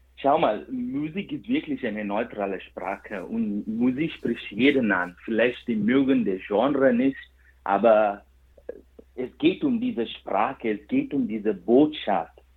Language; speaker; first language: German; non-native, fluent; Kannada